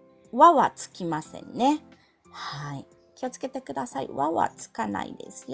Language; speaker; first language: Japanese; non-native, fluent; Filipino